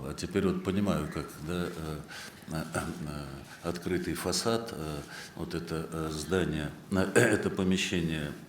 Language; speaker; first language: Russian; native; Russian